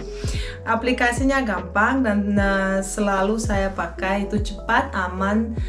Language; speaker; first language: Indonesian; non-native, fluent; Russian